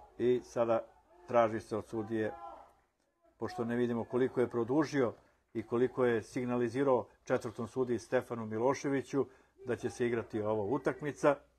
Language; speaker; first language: Serbian; native; Serbian